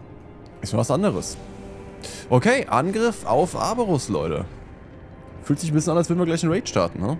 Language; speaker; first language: German; native; German